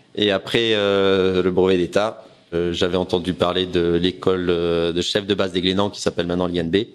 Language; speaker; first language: French; native; French